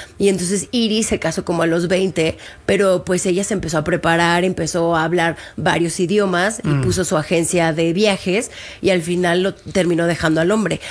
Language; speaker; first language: Spanish; native; Spanish